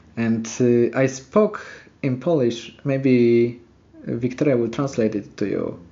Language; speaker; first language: English; non-native, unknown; Polish